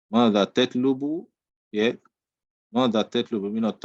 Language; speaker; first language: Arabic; non-native, fluent; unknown